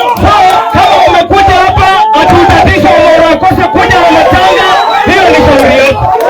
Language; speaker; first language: Swahili; non-native, local second language; Luyia